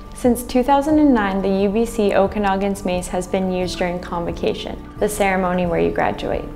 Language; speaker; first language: English; native; English